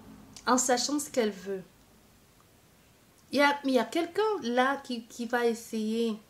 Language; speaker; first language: French; native; French